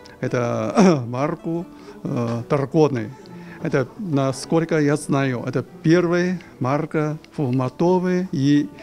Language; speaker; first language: Russian; non-native, learner; Chinese